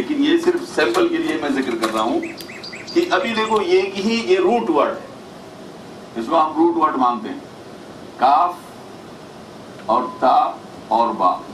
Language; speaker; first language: Urdu; native; Urdu